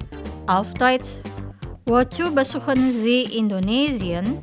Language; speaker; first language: German; non-native, fluent; Indonesian